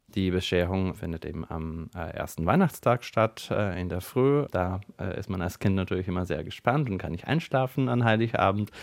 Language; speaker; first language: German; non-native, fluent; Bulgarian